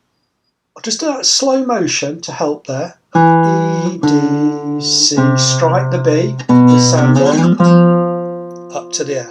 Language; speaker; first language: English; native; English